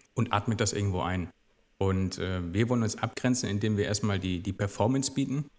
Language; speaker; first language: German; native; German